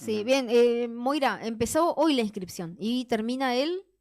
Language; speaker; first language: Spanish; native; Spanish